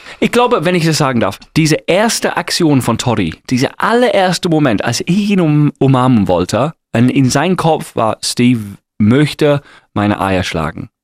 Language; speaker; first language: German; non-native, fluent; English